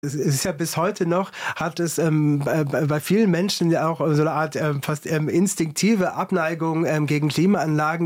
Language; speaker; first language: German; native; German